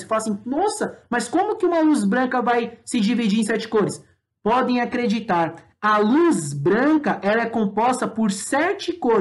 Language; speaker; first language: Portuguese; native; Portuguese